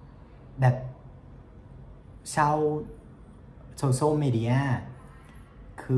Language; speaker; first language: Thai; non-native, fluent; Vietnamese